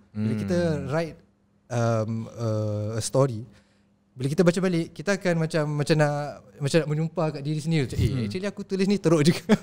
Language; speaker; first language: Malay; native; Malay